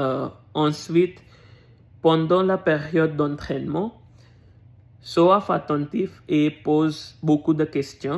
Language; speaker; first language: French; non-native, learner; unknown